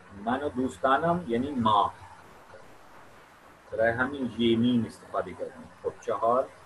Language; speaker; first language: Persian; non-native, fluent; Urdu